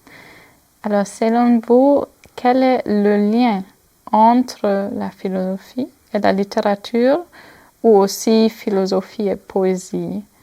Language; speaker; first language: French; non-native, fluent; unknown